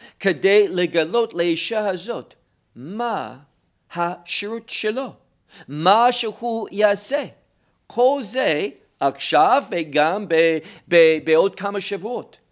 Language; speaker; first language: Hebrew; non-native, fluent; English